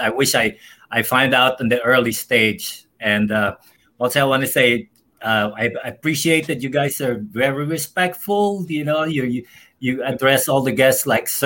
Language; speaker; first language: English; non-native, local second language; Filipino